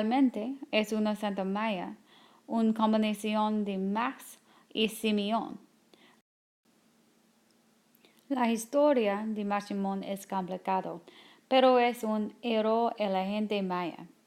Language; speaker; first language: Spanish; non-native, learner; English